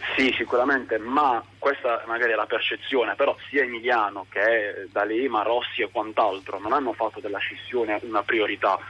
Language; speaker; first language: Italian; native; Italian